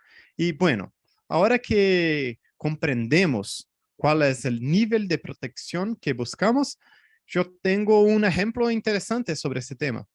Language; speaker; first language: Spanish; non-native, fluent; Portuguese